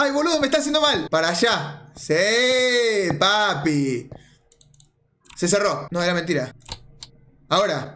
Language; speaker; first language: Spanish; native; Spanish